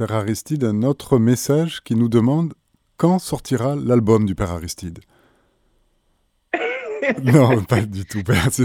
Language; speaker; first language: French; native; French